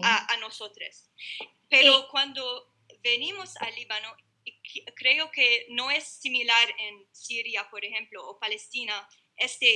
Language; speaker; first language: Spanish; non-native, learner; Arabic